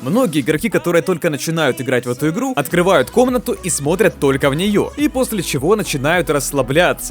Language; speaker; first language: Russian; native; Russian